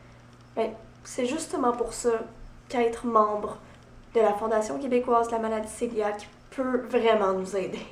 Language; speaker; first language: French; native; French